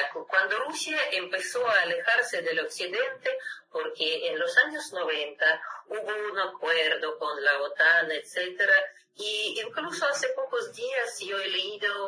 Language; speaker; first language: Spanish; non-native, fluent; Russian